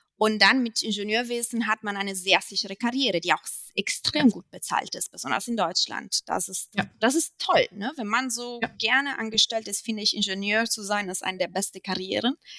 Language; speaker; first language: German; non-native, fluent; Italian